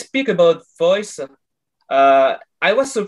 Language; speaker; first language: English; non-native, fluent; French